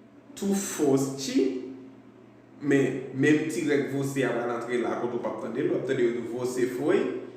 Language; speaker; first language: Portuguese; non-native, fluent; Haitian Creole